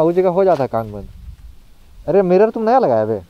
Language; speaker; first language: Hindi; native; Hindi